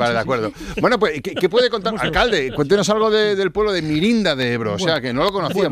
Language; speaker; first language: Spanish; native; Spanish